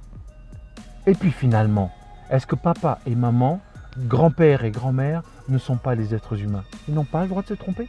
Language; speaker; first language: French; early bilingual, other home language; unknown